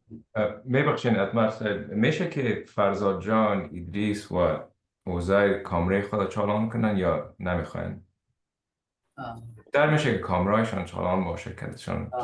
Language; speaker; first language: Persian; early bilingual, other home language; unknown